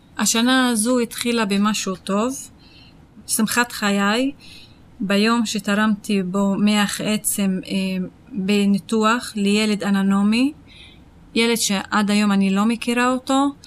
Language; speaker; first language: Hebrew; non-native, local second language; Arabic